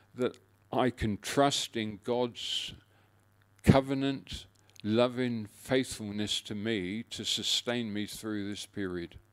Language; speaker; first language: English; native; English